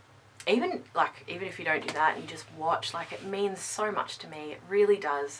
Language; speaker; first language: English; native; English